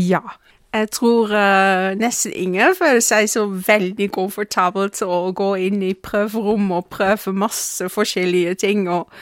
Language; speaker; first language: Norwegian; non-native, fluent; Dutch